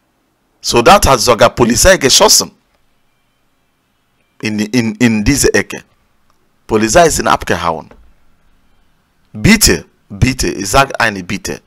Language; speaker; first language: German; non-native, learner; Igbo